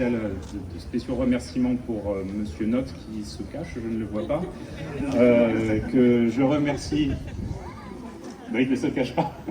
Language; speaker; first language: French; native; French